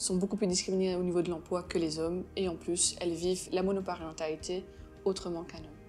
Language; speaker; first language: French; native; French